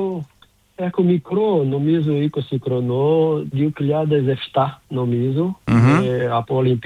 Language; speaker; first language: Greek; non-native, learner; Portuguese